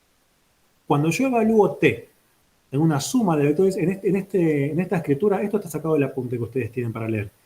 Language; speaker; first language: Spanish; native; Spanish